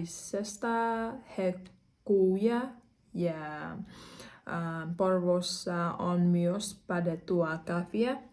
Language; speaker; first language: Finnish; non-native, learner; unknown